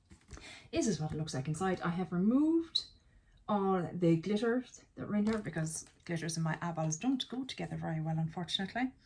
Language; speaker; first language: English; native; English